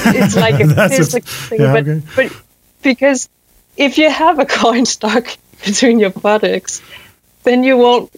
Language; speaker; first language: English; non-native, fluent; Danish